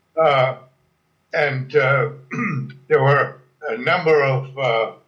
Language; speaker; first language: English; non-native, fluent; German